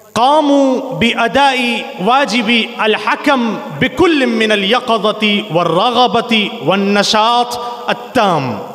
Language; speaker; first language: Arabic; non-native, fluent; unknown